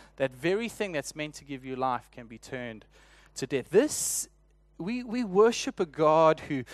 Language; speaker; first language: English; native; English